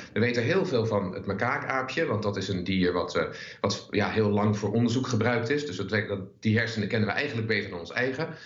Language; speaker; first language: Dutch; native; Dutch